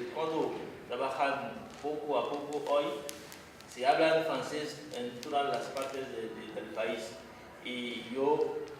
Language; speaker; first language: Spanish; non-native, fluent; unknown